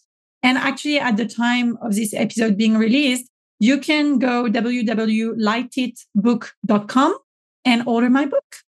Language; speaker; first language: English; non-native, fluent; French